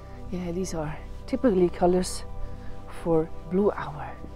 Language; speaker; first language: English; non-native, fluent; German